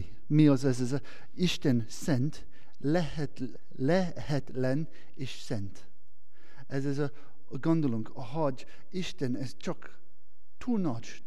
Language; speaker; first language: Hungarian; non-native, learner; English